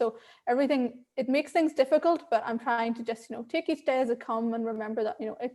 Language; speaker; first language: English; native; English